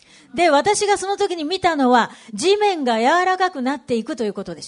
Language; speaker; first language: Japanese; native; Japanese